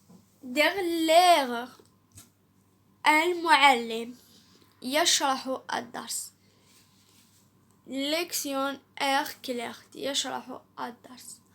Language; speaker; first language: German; non-native, learner; Arabic